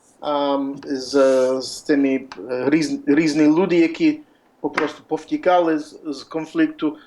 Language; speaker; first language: Ukrainian; early bilingual, heritage; Ukrainian